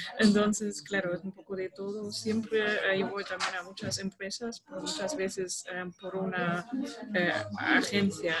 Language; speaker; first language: Spanish; non-native, fluent; German